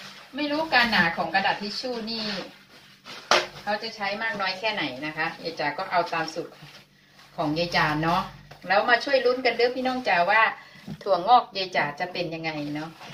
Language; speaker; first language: Thai; native; Thai